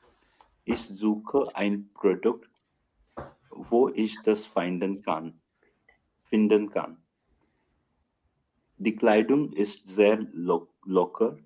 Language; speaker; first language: German; non-native, learner; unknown